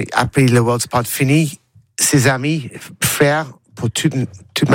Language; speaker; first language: French; non-native, learner; English